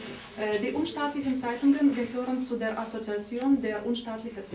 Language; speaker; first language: German; non-native, fluent; Russian